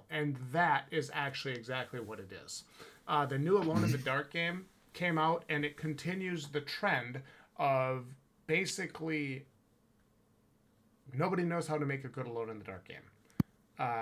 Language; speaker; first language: English; native; English